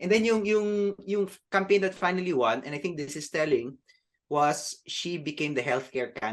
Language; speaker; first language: English; non-native, local second language; Filipino